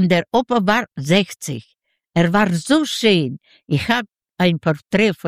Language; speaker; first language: German; non-native, learner; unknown